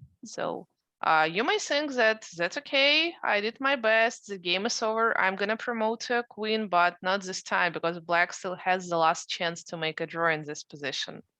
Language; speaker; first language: English; non-native, fluent; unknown